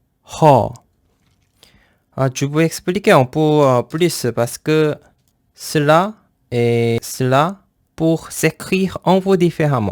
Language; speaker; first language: French; non-native, fluent; Korean